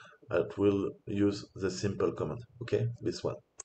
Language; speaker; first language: English; non-native, fluent; French